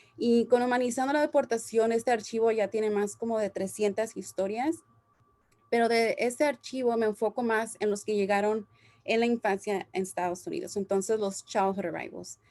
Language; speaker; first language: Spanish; early bilingual, heritage; Spanish